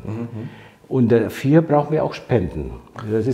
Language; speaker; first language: German; non-native, fluent; Greek